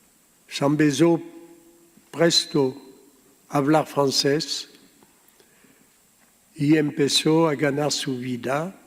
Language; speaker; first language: Spanish; early bilingual, heritage; French